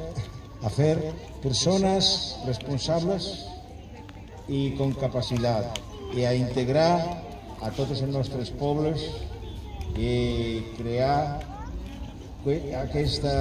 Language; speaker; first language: Catalan; non-native, fluent; Spanish